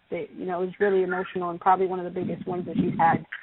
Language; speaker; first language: English; early bilingual, other home language; Spanish